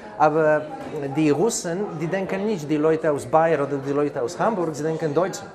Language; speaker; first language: German; non-native, fluent; Polish